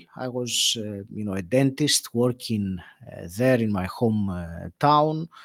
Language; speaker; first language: English; non-native, fluent; Greek